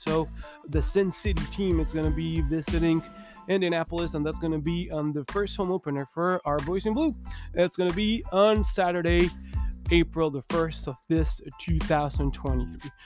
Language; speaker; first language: English; non-native, fluent; Spanish